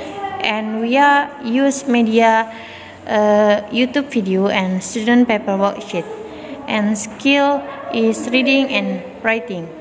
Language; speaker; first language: English; non-native, learner; Indonesian